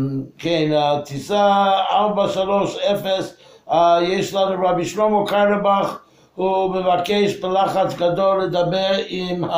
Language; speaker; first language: Hebrew; non-native, fluent; English